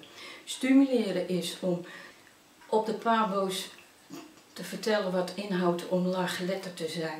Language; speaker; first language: Dutch; native; Dutch